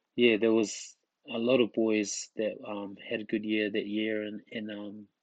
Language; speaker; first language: English; early bilingual, other home language; Tongan